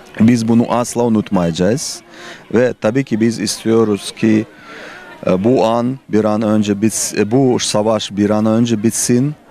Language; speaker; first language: Turkish; non-native, fluent; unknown